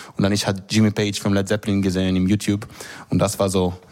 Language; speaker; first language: German; non-native, learner; Hebrew